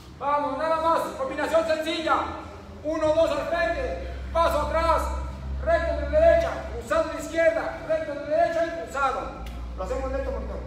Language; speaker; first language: Spanish; native; Spanish